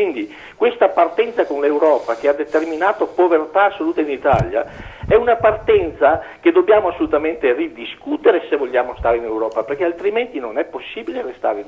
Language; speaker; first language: Italian; native; Italian